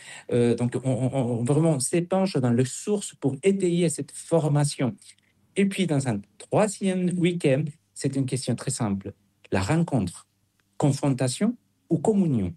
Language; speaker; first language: French; non-native, fluent; Spanish